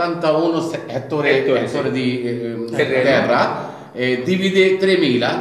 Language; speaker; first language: Italian; non-native, learner; Bangla